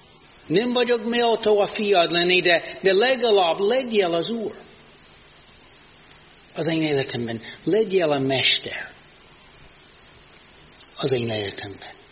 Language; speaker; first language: Hungarian; non-native, fluent; English